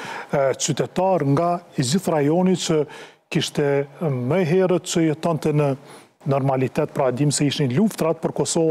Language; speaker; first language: Albanian; native; Albanian